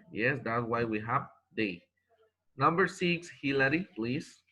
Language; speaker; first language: English; non-native, fluent; Spanish